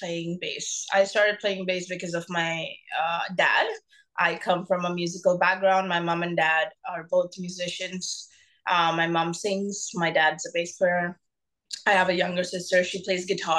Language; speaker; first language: English; non-native, local second language; Bangla